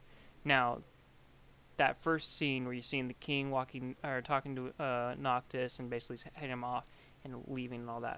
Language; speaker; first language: English; native; English